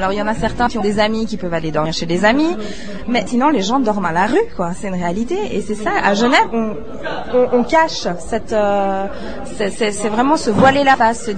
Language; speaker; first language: French; native; French